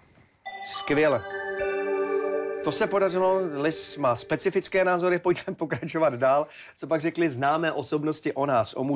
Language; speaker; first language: Czech; native; Czech